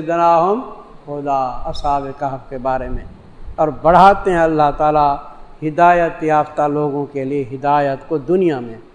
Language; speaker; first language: Urdu; non-native, local second language; Saraiki